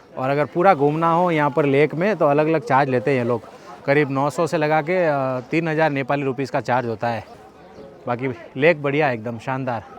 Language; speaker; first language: Hindi; native; Hindi